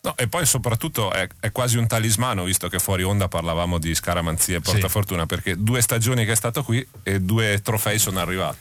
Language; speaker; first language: Italian; native; Italian